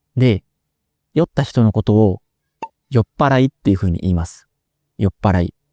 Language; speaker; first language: Japanese; native; Japanese